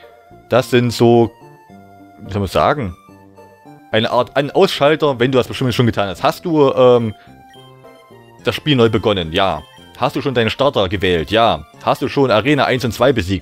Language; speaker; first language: German; native; German